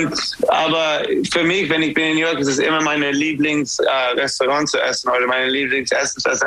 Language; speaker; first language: German; non-native, learner; English